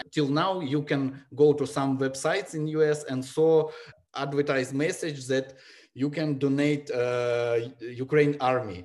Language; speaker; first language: English; non-native, learner; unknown